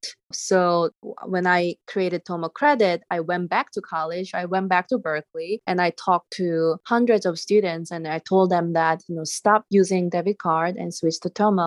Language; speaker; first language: English; non-native, fluent; Korean